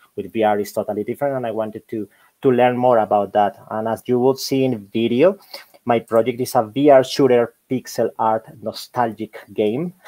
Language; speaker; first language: English; non-native, fluent; Spanish